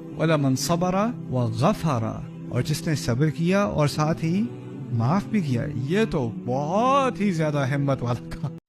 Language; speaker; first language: Urdu; early bilingual, heritage; Urdu